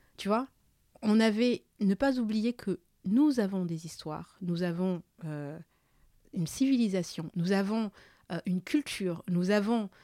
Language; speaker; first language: French; early bilingual, other home language; Malagasy